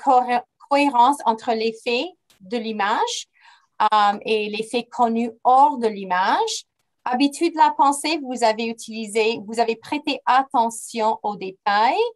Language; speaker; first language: French; non-native, fluent; English